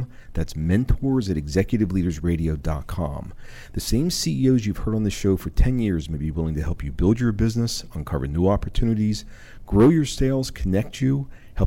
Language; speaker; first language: English; native; English